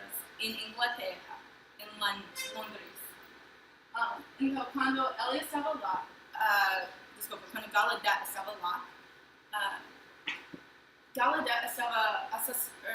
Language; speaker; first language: Portuguese; non-native, fluent; English